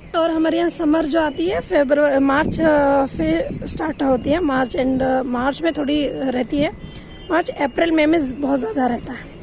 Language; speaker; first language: Hindi; native; Hindi